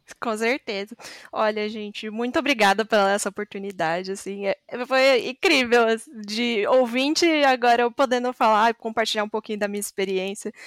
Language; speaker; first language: Portuguese; native; Portuguese